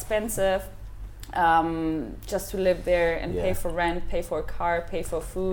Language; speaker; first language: English; non-native, fluent; German